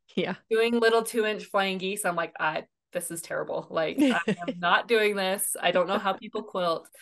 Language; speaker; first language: English; native; English